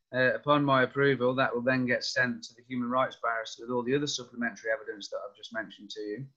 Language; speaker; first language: English; native; English